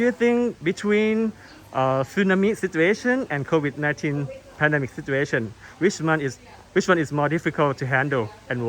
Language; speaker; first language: English; non-native, learner; Thai